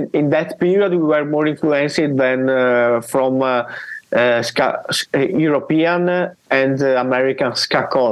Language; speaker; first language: English; non-native, learner; Italian